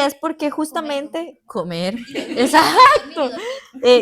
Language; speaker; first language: Spanish; native; Spanish